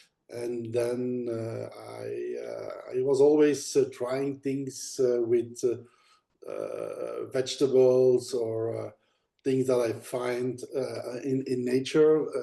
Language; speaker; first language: English; non-native, fluent; Dutch